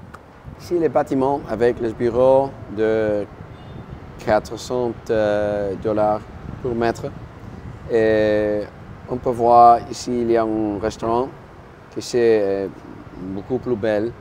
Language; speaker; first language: French; non-native, learner; Spanish